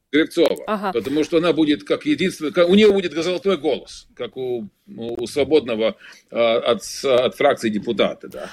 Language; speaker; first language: Russian; non-native, local second language; Latvian